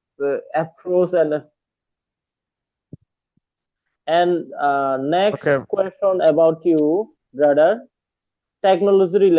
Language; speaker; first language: English; non-native, learner; Bangla